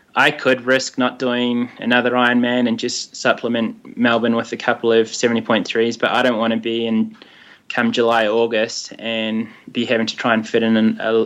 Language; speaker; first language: English; native; English